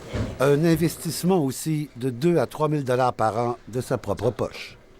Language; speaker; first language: French; native; French